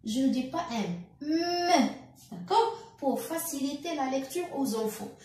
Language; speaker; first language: French; non-native, local second language; Arabic